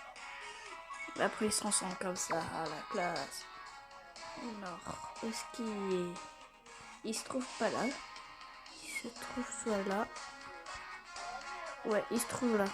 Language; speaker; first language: French; native; French